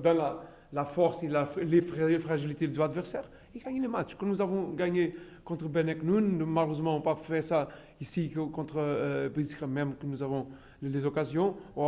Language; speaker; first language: French; non-native, fluent; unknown